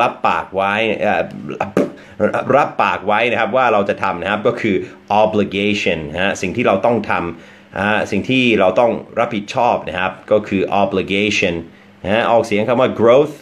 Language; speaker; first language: Thai; non-native, fluent; English